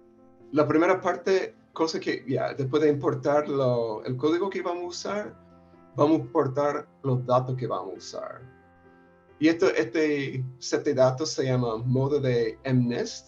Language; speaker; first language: Spanish; non-native, fluent; English